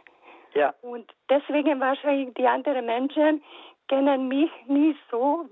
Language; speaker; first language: German; non-native, fluent; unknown